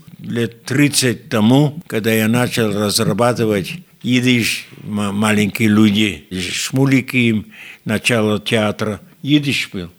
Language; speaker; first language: Russian; non-native, fluent; Yiddish